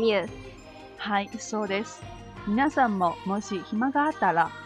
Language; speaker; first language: Japanese; non-native, learner; Chinese